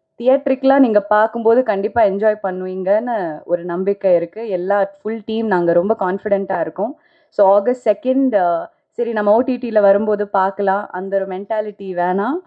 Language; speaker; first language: Tamil; non-native, local second language; Malayalam